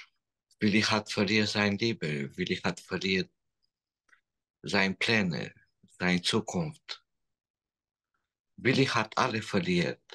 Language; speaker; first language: German; non-native, learner; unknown